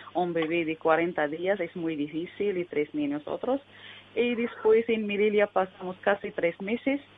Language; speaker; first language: Spanish; non-native, learner; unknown